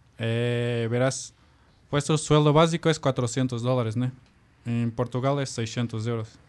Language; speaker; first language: Spanish; non-native, fluent; Portuguese